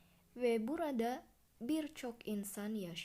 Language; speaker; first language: Turkish; non-native, fluent; Indonesian